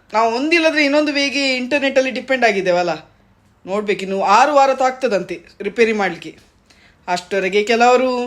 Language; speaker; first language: Kannada; native; Kannada